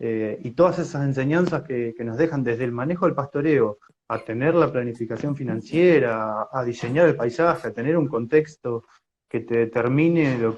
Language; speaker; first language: Spanish; native; Spanish